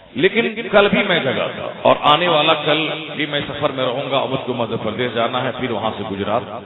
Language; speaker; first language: Urdu; non-native, local second language; Odia